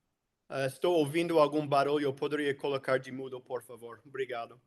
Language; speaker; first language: Portuguese; non-native, fluent; English